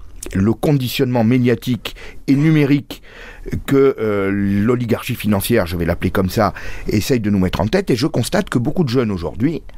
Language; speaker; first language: French; native; French